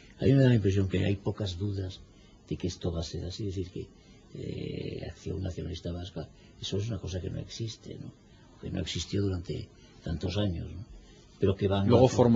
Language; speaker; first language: Spanish; native; Spanish